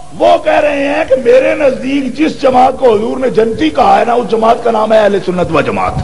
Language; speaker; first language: Urdu; non-native, local second language; Punjabi